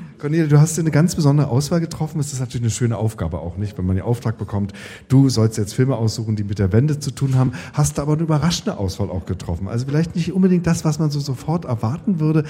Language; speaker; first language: German; native; German